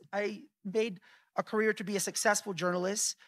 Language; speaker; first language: English; early bilingual, other home language; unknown